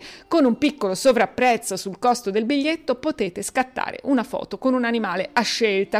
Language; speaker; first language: Italian; native; Italian